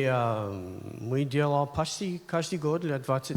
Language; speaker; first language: Russian; non-native, learner; English